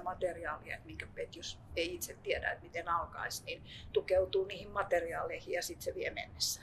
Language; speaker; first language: Finnish; native; Finnish